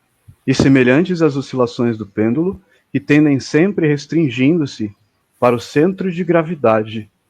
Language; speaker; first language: Portuguese; native; Portuguese